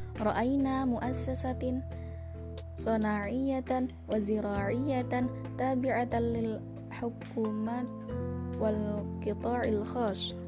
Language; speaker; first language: Arabic; non-native, learner; Indonesian